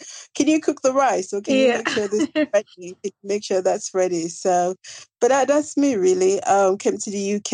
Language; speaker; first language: English; non-native, local second language; Krio